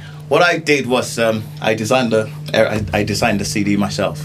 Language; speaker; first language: English; non-native, local second language; Yoruba